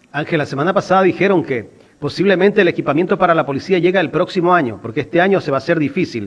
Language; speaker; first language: Spanish; native; Spanish